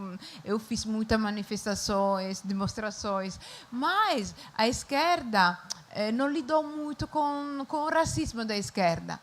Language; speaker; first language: Portuguese; non-native, fluent; Italian